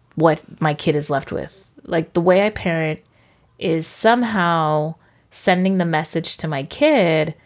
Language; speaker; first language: English; native; English